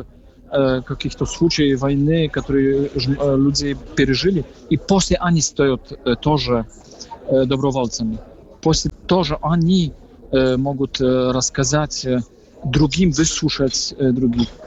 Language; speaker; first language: Russian; non-native, fluent; Polish